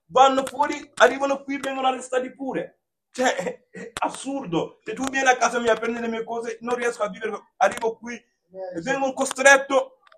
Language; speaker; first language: Italian; non-native, fluent; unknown